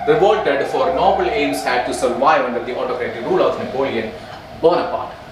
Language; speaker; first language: English; non-native, local second language; Malayalam